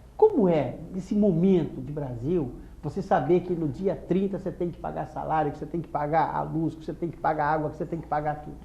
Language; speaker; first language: Portuguese; native; Portuguese